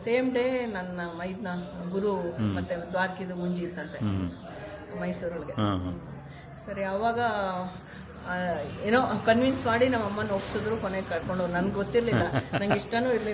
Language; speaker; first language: Kannada; native; Kannada